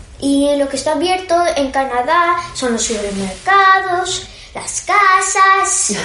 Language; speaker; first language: Spanish; early bilingual, heritage; Spanish